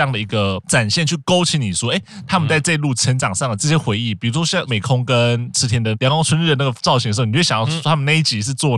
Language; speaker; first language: Chinese; native; Chinese